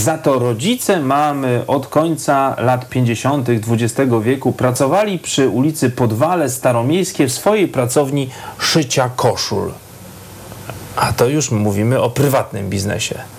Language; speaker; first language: Polish; native; Polish